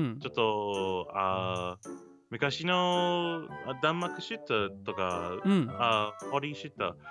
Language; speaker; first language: Japanese; non-native, learner; English